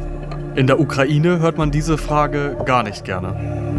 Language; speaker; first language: German; native; German